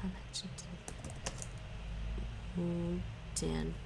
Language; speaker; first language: Chinese; non-native, learner; English